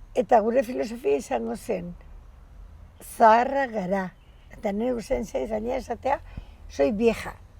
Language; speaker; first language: Basque; non-native, local second language; Spanish